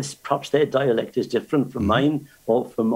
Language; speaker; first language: English; native; English